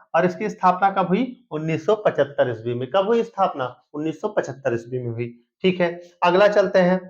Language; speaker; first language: Hindi; native; Hindi